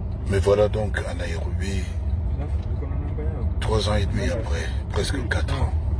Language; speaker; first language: French; non-native, local second language; Lingala